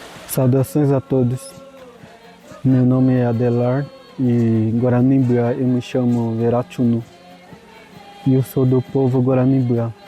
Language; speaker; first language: Portuguese; non-native, local second language; Guarani